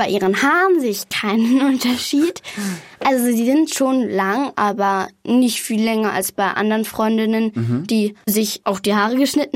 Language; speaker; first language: German; native; German